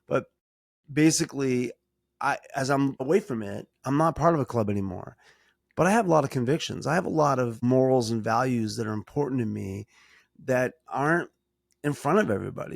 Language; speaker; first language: English; native; English